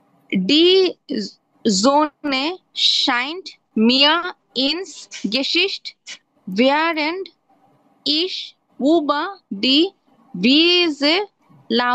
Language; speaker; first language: German; non-native, learner; Bangla